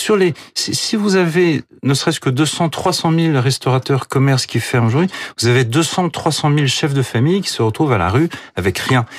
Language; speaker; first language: French; native; French